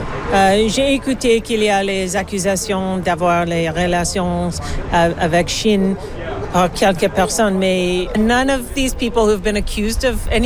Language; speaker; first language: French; non-native, learner; English